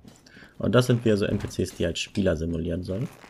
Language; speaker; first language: German; native; German